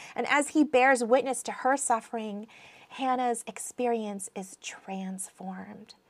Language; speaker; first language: English; native; English